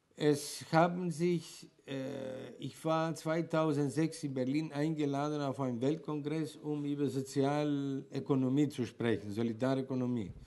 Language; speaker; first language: German; non-native, fluent; Greek